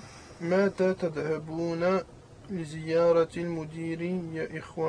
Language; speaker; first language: Arabic; non-native, learner; French